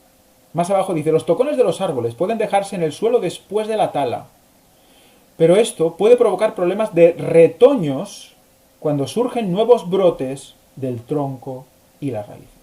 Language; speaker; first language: Spanish; native; Spanish